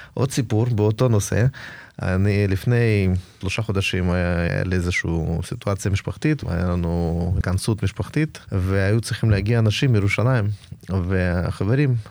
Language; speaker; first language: Hebrew; non-native, fluent; Russian